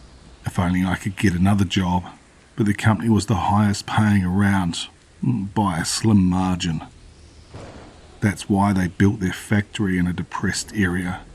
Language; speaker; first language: English; native; English